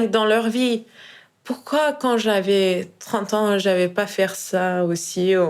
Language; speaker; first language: French; non-native, fluent; Persian